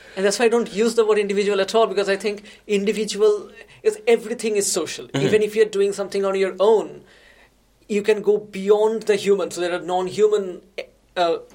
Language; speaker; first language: English; non-native, local second language; Bangla